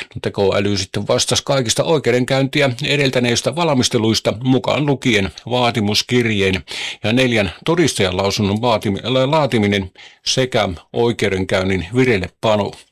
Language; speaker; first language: Finnish; native; Finnish